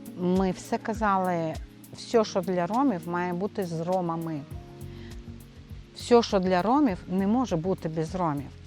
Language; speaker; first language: Ukrainian; non-native, local second language; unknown